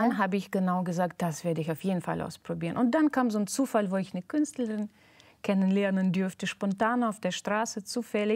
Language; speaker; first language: German; non-native, fluent; Russian